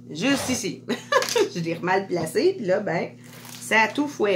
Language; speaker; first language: French; native; French